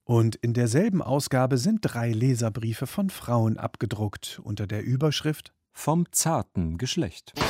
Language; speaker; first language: German; native; German